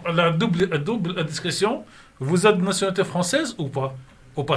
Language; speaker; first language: French; native; French